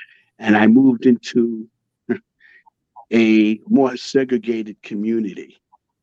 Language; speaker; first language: English; native; English